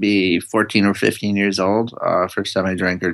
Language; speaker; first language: English; native; English